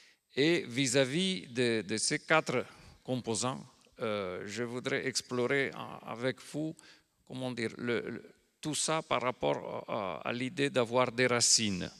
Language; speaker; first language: French; non-native, fluent; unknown